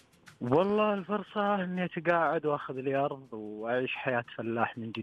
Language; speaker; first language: Arabic; native; Arabic